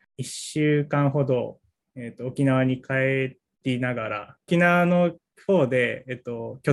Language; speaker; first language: Japanese; native; Japanese